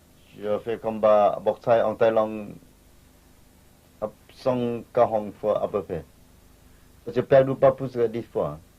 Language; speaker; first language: French; non-native, learner; Thai